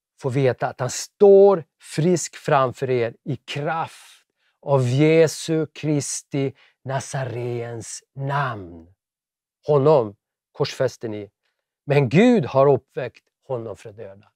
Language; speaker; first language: Swedish; native; Swedish